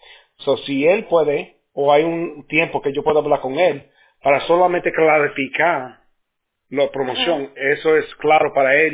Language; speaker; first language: Spanish; early bilingual, heritage; Spanish